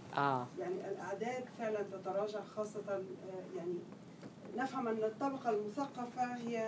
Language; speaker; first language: Arabic; native; Arabic